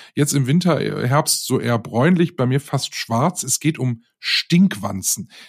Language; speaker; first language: German; native; German